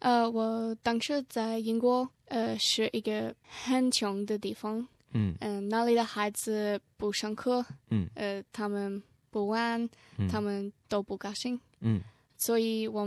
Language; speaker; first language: Chinese; non-native, learner; English